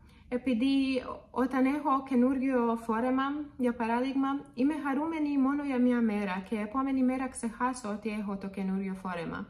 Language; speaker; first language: Greek; non-native, learner; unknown